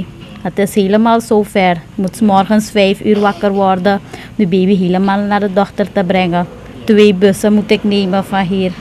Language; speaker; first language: Dutch; non-native, local second language; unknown